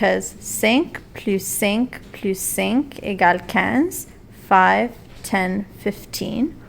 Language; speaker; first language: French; non-native, local second language; English